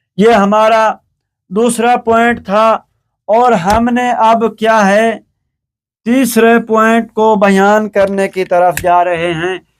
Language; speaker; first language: Urdu; native; Urdu